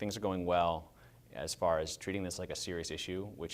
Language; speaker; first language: English; native; English